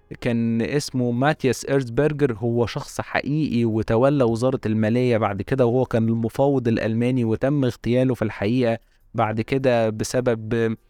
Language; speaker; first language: Arabic; native; Arabic